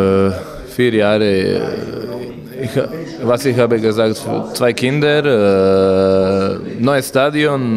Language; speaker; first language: German; non-native, learner; Croatian